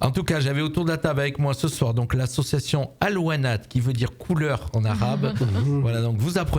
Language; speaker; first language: French; native; French